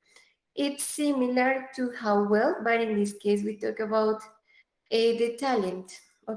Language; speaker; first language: English; non-native, fluent; Spanish